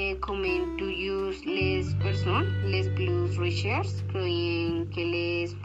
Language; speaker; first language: French; non-native, learner; Spanish